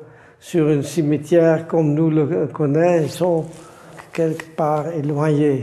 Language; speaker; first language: French; non-native, fluent; Dutch